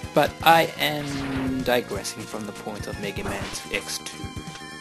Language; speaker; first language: English; native; English